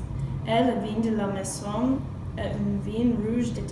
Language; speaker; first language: French; non-native, learner; English